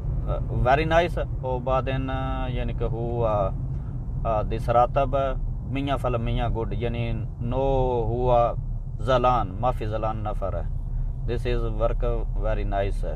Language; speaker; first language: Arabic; non-native, learner; Punjabi